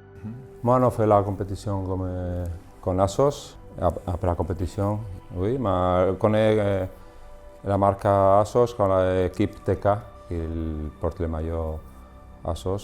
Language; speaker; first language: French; non-native, learner; Spanish